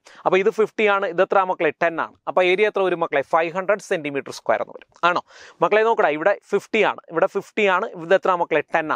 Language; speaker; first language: Malayalam; native; Malayalam